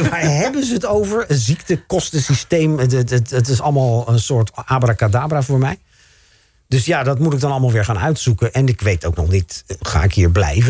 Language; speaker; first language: Dutch; native; Dutch